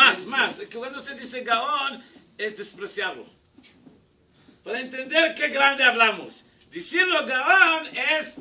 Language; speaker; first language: Spanish; non-native, learner; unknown